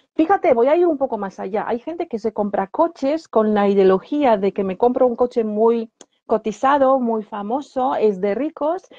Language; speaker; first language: Spanish; non-native, fluent; Polish